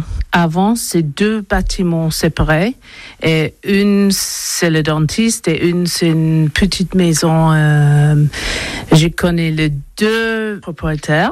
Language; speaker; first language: French; non-native, learner; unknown